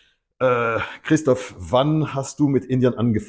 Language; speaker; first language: German; non-native, fluent; French